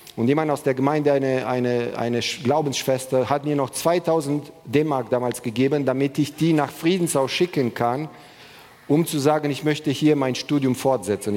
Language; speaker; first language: German; non-native, fluent; Romanian